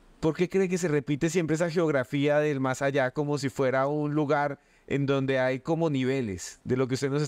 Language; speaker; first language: Spanish; native; Spanish